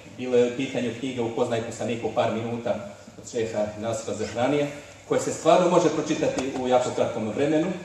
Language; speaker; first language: Bosnian; native; Bosnian